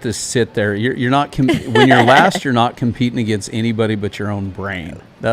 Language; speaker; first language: English; native; English